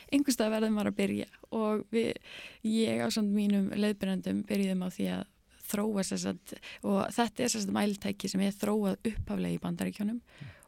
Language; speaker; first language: Icelandic; native; Icelandic